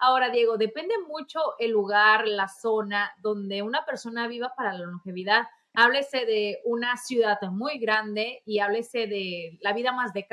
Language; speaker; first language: Spanish; native; Spanish